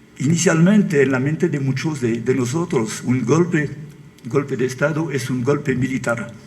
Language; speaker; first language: Spanish; non-native, fluent; French